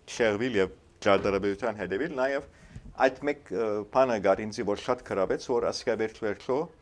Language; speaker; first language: Armenian; early bilingual, heritage; Armenian